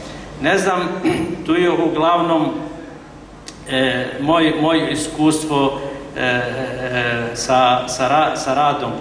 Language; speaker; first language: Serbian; non-native, fluent; Arabic